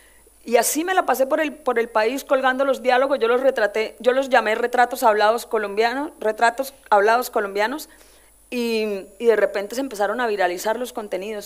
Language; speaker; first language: Spanish; native; Spanish